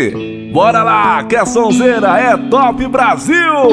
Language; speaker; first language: Portuguese; native; Portuguese